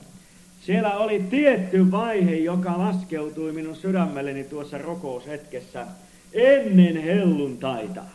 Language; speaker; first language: Finnish; native; Finnish